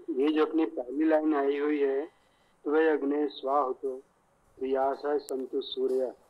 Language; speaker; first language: Hindi; native; Hindi